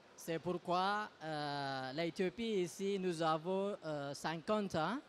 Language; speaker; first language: French; non-native, learner; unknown